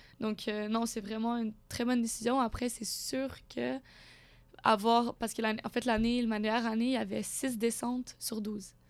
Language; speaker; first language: French; native; French